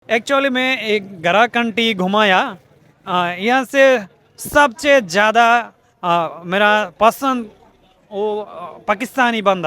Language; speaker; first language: Hindi; non-native, learner; Bangla